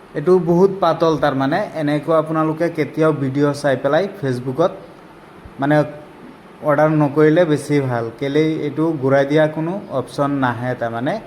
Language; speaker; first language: Assamese; native; Assamese